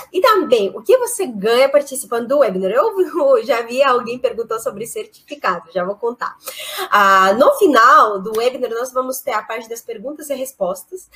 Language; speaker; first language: Portuguese; non-native, fluent; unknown